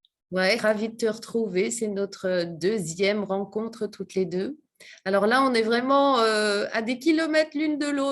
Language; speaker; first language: French; native; French